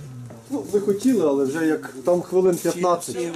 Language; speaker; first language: Russian; native; Russian